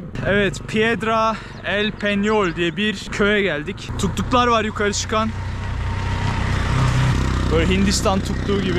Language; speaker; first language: Turkish; native; Turkish